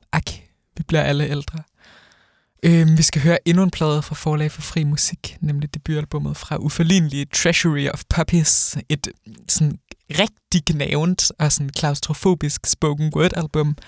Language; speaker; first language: Danish; native; Danish